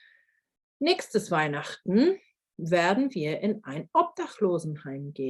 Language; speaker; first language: German; non-native, fluent; English